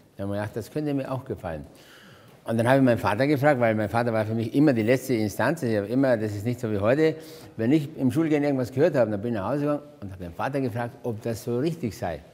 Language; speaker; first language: German; native; German